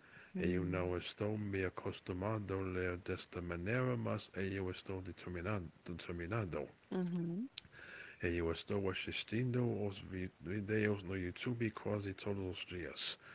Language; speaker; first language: Portuguese; non-native, learner; English